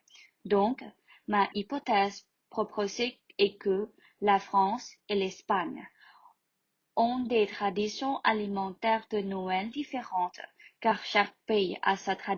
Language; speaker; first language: French; non-native, learner; Thai